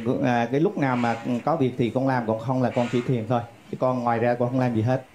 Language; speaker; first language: Vietnamese; native; Vietnamese